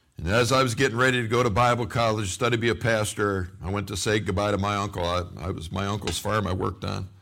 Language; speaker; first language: English; native; English